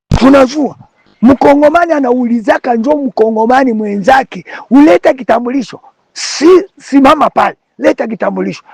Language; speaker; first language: Swahili; native; Swahili